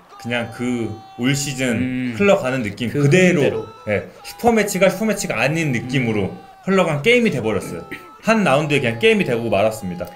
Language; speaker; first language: Korean; native; Korean